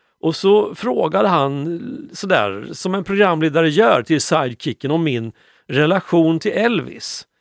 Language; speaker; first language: Swedish; native; Swedish